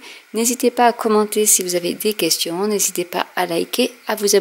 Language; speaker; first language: French; native; French